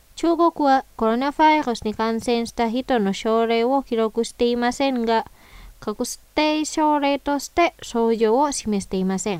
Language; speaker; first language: Japanese; non-native, fluent; Indonesian